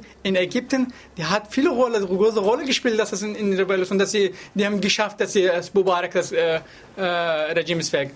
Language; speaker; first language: German; non-native, learner; Arabic